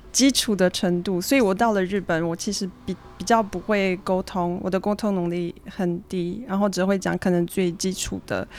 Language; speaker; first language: Chinese; non-native, fluent; French